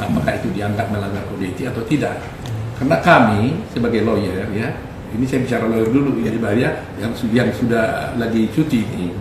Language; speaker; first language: Indonesian; native; Indonesian